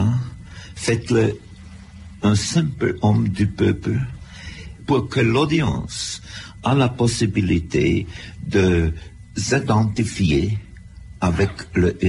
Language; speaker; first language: French; non-native, fluent; German